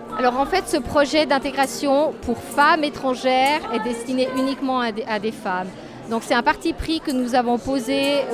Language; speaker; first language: French; native; French